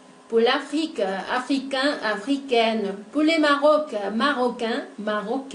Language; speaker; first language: French; non-native, fluent; Spanish